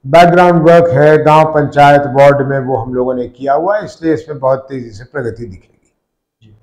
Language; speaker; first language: Hindi; native; Hindi